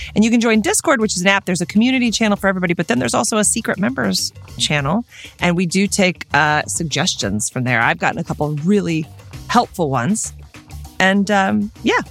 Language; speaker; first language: English; native; English